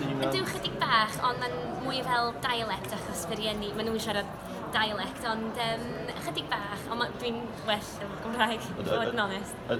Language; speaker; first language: Welsh; non-native, local second language; English